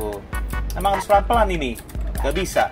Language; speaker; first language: Indonesian; native; Indonesian